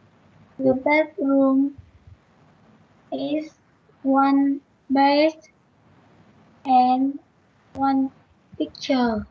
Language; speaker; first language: English; non-native, learner; Vietnamese